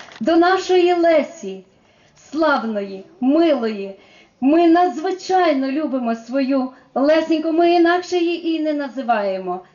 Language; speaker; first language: Ukrainian; native; Ukrainian